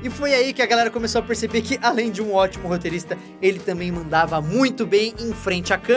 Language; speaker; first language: Portuguese; native; Portuguese